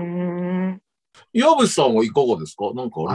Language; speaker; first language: Japanese; native; Japanese